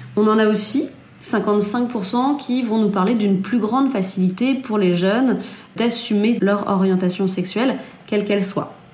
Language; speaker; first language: French; native; French